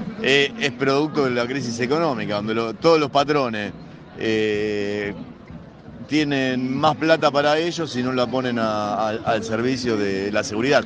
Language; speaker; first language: Spanish; native; Spanish